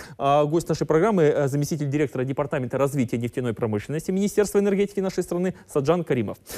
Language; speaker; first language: Russian; native; Russian